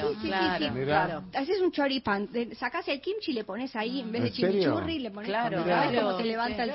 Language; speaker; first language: Spanish; native; Spanish